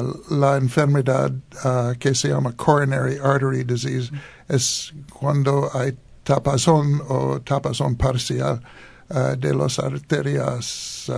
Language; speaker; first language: Spanish; non-native, learner; English